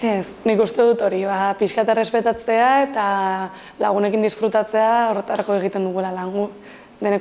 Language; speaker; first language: Basque; native; Basque